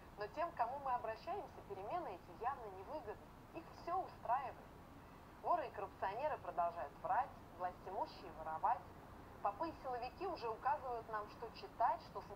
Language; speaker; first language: Russian; native; Russian